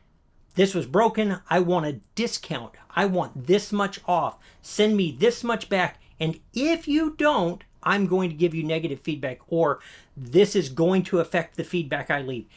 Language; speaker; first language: English; native; English